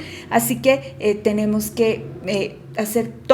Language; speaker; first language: Spanish; native; Spanish